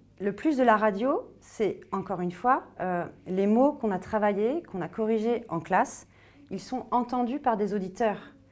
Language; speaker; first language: French; native; French